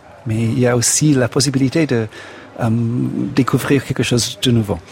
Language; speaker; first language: French; non-native, fluent; English